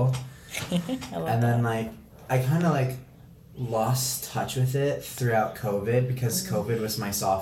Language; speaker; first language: English; native; English